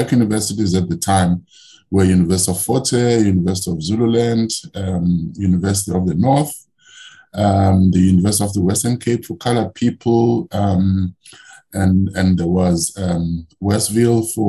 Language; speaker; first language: English; non-native, local second language; Xhosa